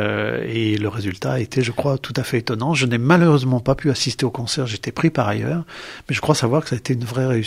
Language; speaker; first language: French; native; French